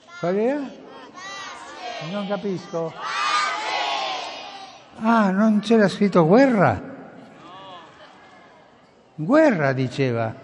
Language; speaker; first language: Italian; early bilingual, heritage; Spanish